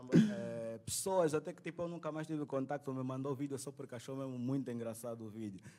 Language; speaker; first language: Portuguese; native; Portuguese